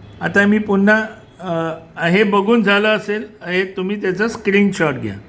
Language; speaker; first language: Marathi; non-native, local second language; Gujarati